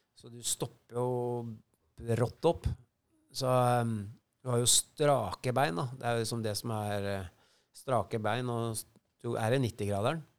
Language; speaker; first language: Norwegian; native; Norwegian